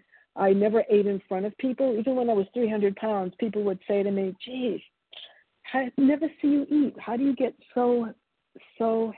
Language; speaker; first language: English; early bilingual, other home language; Italian